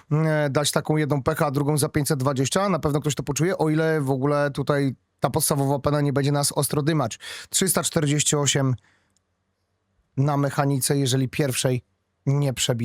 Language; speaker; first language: Polish; native; Polish